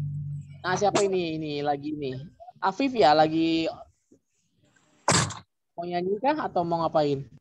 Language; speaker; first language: Indonesian; native; Indonesian